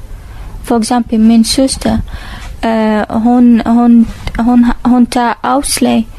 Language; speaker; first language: Danish; non-native, learner; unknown